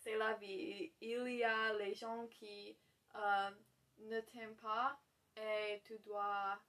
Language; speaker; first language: French; non-native, learner; English